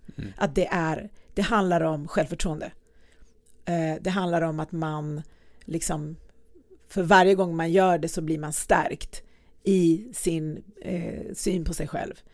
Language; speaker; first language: Swedish; early bilingual, other home language; Persian